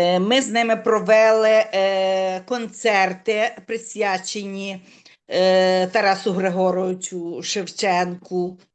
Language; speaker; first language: Ukrainian; native; Ukrainian